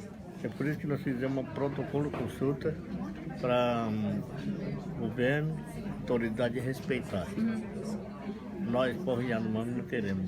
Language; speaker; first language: Portuguese; non-native, local second language; Yanomámi